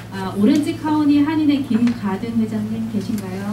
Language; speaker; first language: Korean; native; Korean